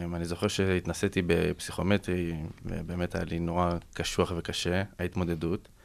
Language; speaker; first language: Hebrew; native; Hebrew